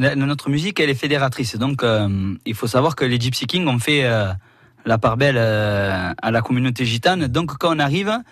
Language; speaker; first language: French; native; French